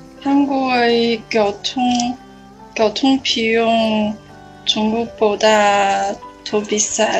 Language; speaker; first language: Korean; non-native, learner; Chinese